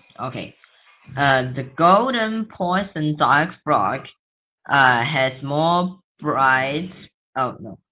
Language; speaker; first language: English; non-native, learner; Chinese